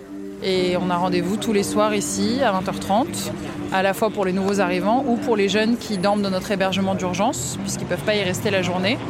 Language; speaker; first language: French; native; French